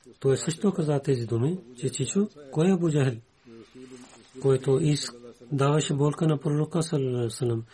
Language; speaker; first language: Bulgarian; non-native, learner; Urdu